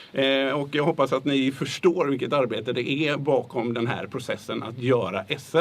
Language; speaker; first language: Swedish; native; Swedish